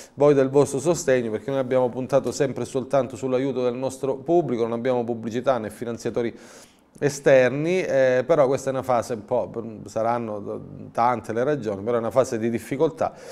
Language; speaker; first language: Italian; native; Italian